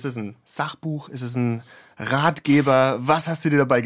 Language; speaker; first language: German; native; German